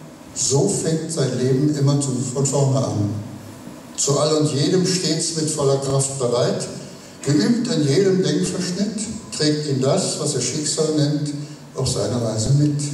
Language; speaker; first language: German; native; German